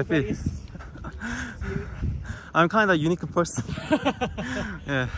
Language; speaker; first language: English; non-native, learner; Korean